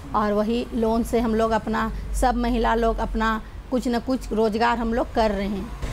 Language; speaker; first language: Hindi; native; Hindi